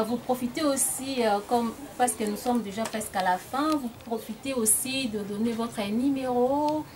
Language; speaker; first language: French; non-native, local second language; Lingala